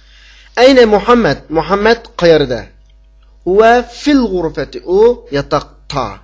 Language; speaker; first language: Arabic; non-native, fluent; Uyghur